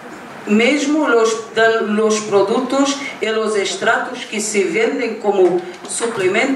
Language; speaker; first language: Spanish; non-native, learner; Portuguese